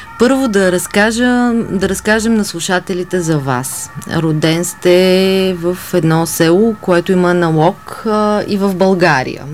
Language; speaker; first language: Bulgarian; native; Bulgarian